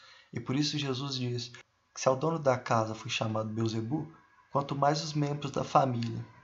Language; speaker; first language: Portuguese; native; Portuguese